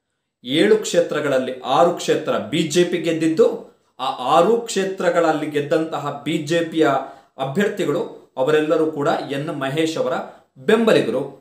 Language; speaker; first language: Kannada; native; Kannada